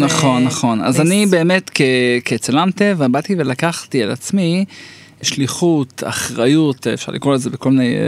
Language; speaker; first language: Hebrew; native; Hebrew